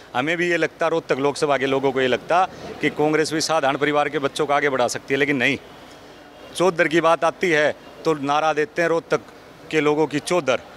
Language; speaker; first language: Hindi; native; Hindi